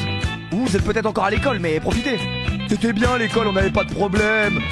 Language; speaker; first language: French; native; French